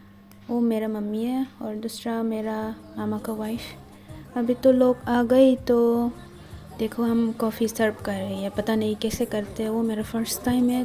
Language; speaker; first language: Hindi; non-native, local second language; Kok Borok